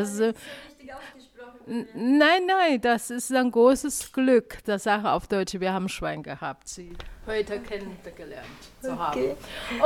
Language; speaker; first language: German; non-native, learner; Chinese